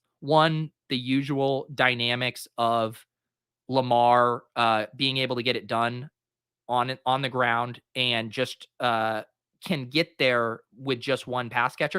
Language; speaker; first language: English; native; English